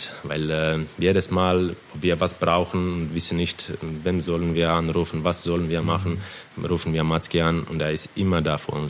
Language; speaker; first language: German; non-native, fluent; Croatian